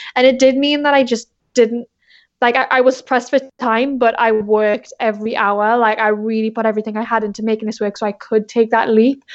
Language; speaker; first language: English; native; English